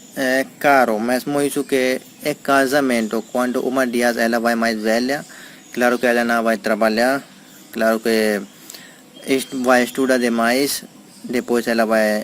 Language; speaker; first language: Portuguese; non-native, learner; Hindi